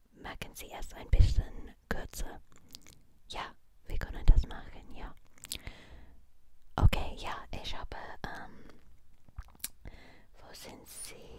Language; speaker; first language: German; non-native, learner; English